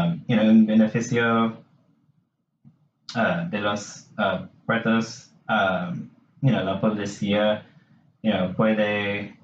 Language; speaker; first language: Spanish; non-native, learner; English